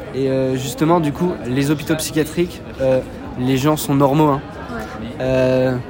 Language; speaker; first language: French; native; French